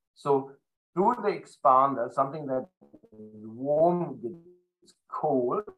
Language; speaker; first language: English; non-native, fluent; German